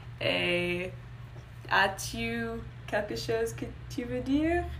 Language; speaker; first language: French; non-native, learner; English